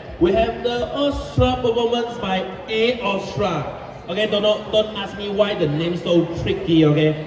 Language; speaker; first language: English; non-native, local second language; Chinese